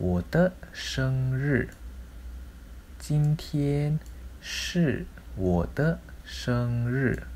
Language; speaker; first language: Chinese; non-native, local second language; Malay